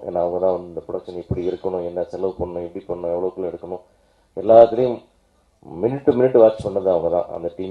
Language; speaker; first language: Tamil; native; Tamil